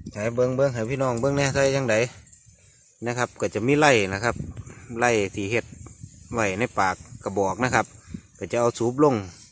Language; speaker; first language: Thai; native; Thai